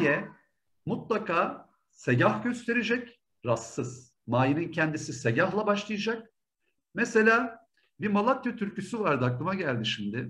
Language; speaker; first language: Turkish; native; Turkish